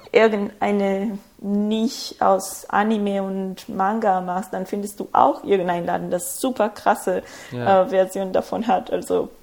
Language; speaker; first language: German; non-native, fluent; Spanish